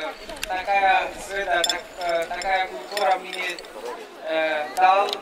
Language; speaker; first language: Russian; non-native, learner; Bangla